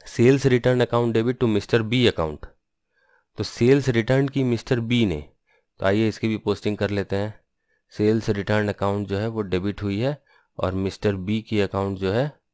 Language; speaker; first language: Hindi; non-native, local second language; Bangla